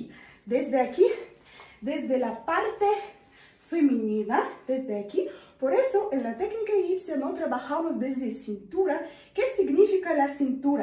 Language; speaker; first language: Spanish; non-native, learner; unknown